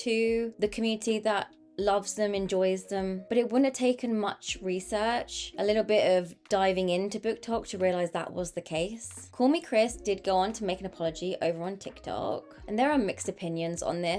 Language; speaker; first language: English; native; English